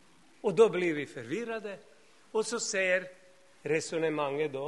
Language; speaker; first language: Swedish; non-native, fluent; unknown